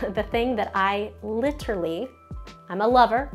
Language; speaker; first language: English; native; English